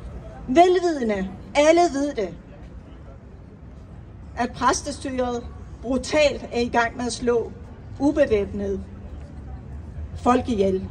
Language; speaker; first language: Danish; non-native, fluent; Persian